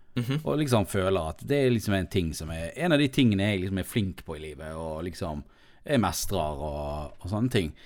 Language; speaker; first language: Norwegian; native; Norwegian